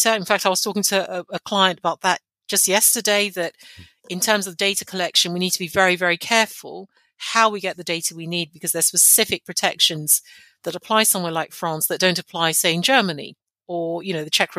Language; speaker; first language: English; non-native, local second language; Yoruba